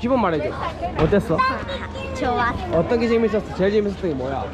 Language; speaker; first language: Korean; native; Korean